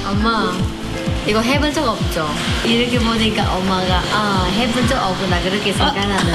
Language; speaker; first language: Korean; non-native, learner; Vietnamese